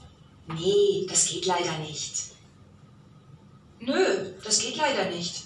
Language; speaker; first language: German; non-native, fluent; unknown